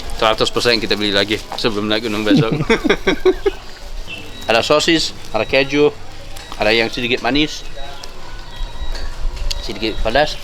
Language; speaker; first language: Indonesian; non-native, fluent; English